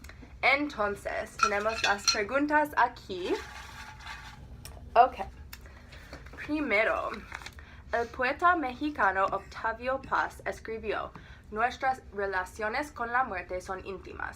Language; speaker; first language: Spanish; non-native, learner; English